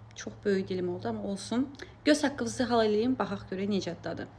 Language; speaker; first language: Azerbaijani; non-native, local second language; Lezghian